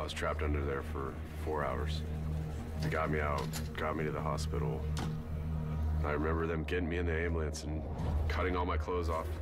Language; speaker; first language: English; native; English